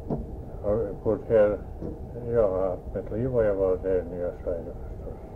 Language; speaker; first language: Swedish; early bilingual, heritage; Swedish